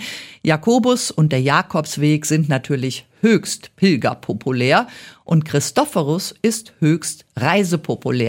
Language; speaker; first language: German; native; German